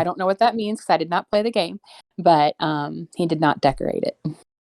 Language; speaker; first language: English; native; English